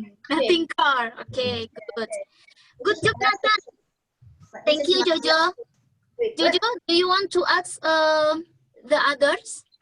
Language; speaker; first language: English; non-native, learner; Indonesian